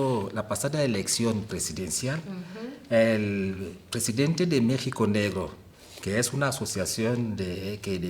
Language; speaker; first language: Spanish; non-native, fluent; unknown